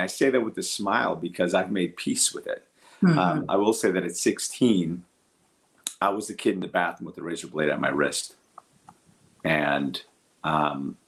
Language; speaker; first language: English; early bilingual, other home language; Portuguese